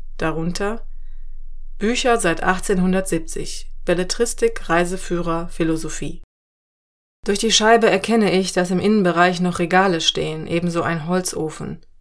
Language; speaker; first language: German; native; German